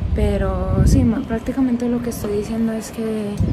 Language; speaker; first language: Spanish; early bilingual, heritage; Spanish